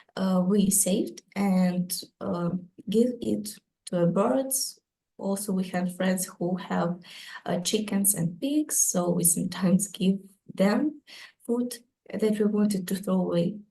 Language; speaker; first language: English; non-native, learner; Ukrainian